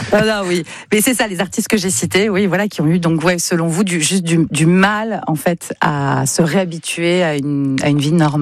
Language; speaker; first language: French; native; French